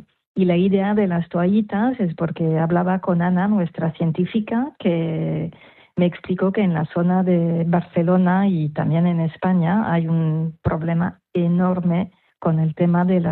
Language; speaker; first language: Spanish; non-native, fluent; French